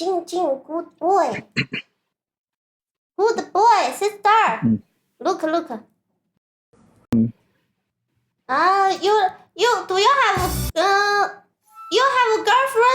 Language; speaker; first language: English; non-native, learner; Chinese